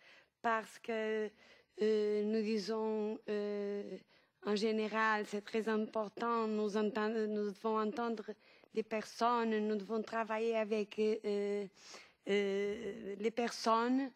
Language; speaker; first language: French; non-native, fluent; Portuguese